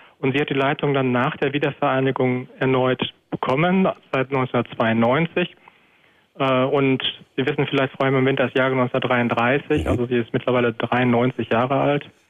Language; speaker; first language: German; native; German